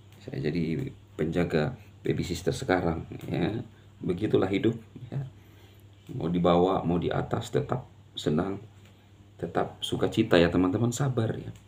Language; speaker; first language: Indonesian; native; Indonesian